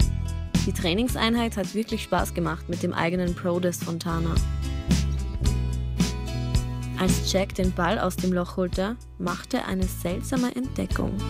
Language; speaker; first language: German; native; German